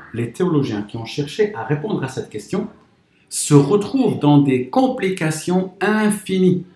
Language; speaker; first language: French; non-native, local second language; Arabic